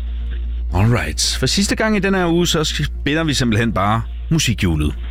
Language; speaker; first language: Danish; native; Danish